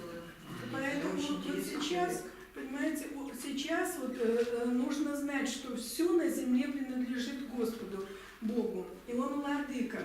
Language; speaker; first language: Russian; native; Russian